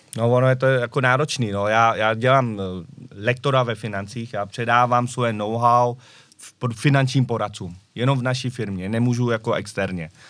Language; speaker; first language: Czech; early bilingual, other home language; Vietnamese